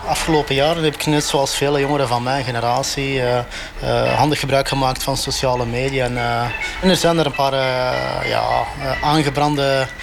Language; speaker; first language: Dutch; non-native, local second language; Arabic